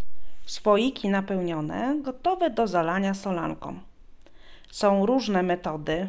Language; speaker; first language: Polish; native; Polish